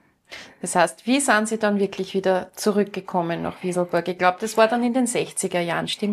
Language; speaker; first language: German; native; German